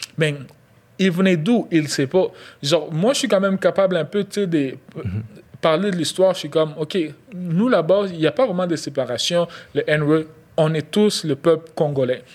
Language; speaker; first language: French; non-native, local second language; Lingala